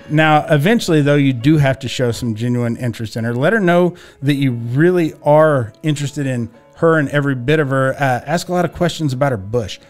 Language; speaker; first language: English; native; English